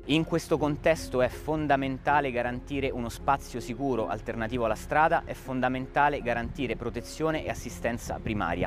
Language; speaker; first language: Italian; native; Italian